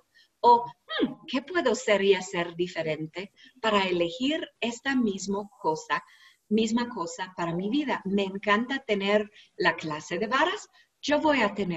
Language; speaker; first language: Spanish; non-native, learner; English